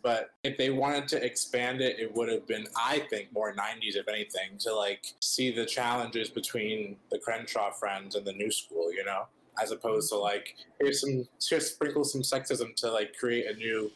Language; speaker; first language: English; native; English